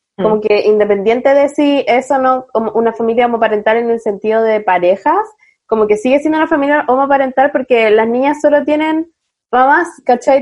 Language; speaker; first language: Spanish; native; Spanish